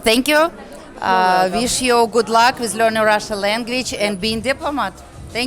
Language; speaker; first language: English; non-native, learner; Russian